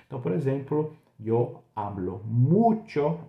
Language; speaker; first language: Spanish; non-native, fluent; Portuguese